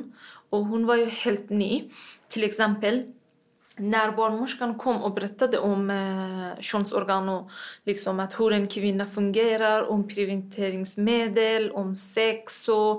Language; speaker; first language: Swedish; non-native, fluent; Persian